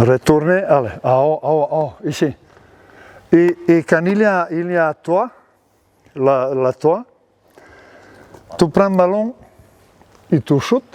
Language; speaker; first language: French; non-native, learner; Serbian